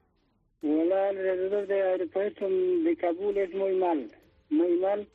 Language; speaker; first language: Spanish; non-native, learner; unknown